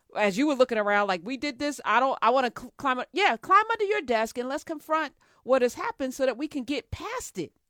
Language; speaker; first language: English; native; English